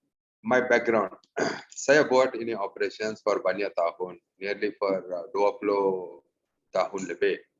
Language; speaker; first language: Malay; non-native, local second language; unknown